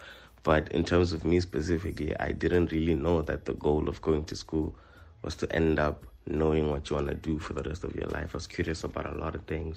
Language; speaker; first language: English; non-native, local second language; Tsonga